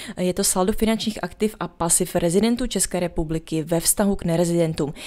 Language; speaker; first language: Czech; native; Czech